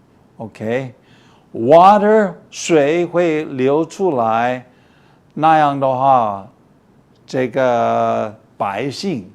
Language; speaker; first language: Chinese; early bilingual, heritage; English